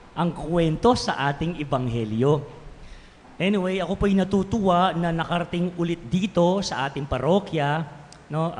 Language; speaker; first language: Filipino; non-native, local second language; Pampanga